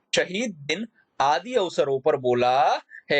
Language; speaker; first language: Hindi; non-native, local second language; Gujarati